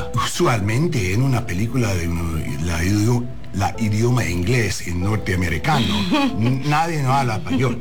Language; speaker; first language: Spanish; non-native, learner; English